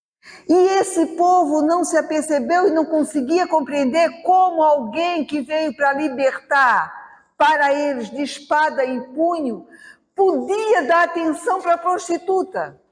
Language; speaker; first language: Portuguese; native; Portuguese